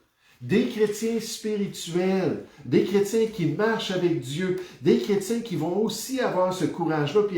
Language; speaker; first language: French; native; French